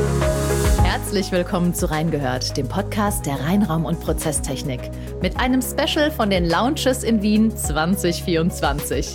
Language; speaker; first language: German; native; German